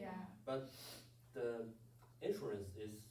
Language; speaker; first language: English; non-native, learner; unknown